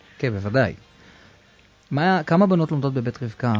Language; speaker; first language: Hebrew; native; Hebrew